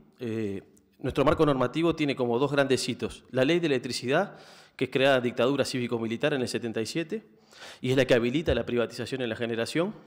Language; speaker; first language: Spanish; native; Spanish